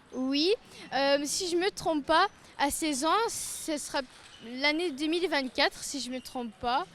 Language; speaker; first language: French; native; French